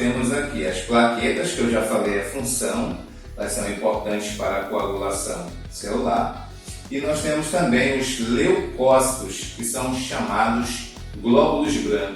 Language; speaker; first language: Portuguese; native; Portuguese